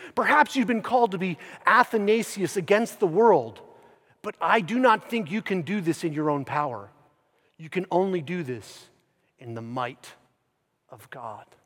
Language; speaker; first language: English; native; English